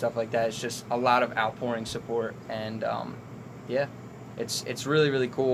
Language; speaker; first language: English; native; English